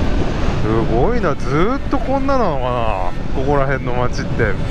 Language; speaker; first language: Japanese; native; Japanese